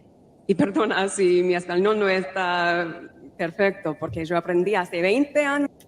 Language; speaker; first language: Spanish; non-native, fluent; English